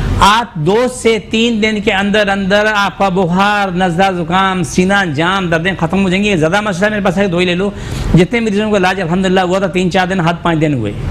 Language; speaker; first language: Urdu; non-native, local second language; Pashto